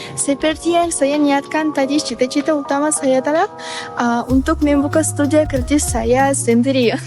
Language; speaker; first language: Malay; non-native, learner; Uzbek